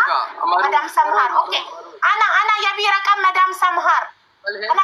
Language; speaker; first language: Arabic; non-native, learner; Amharic